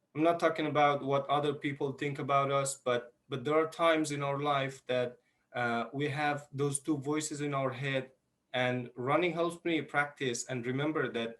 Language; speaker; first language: English; non-native, fluent; Persian